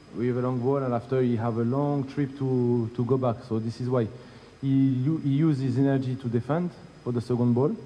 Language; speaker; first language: English; non-native, learner; Arabic